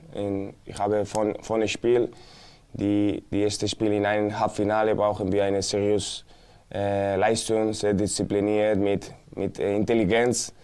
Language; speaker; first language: German; non-native, learner; Spanish